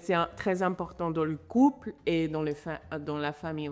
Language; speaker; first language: French; non-native, fluent; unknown